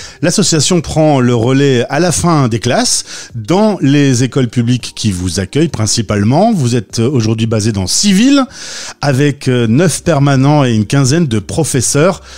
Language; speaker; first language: French; native; French